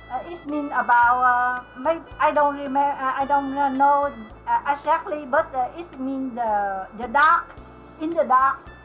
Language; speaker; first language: English; non-native, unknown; Vietnamese